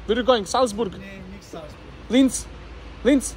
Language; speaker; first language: English; non-native, learner; Serbian